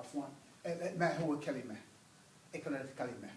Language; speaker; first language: Arabic; non-native, fluent; English